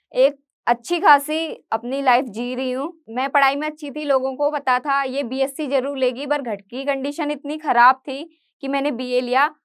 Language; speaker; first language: Hindi; native; Hindi